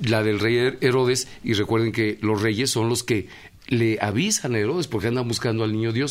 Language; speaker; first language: Spanish; native; Spanish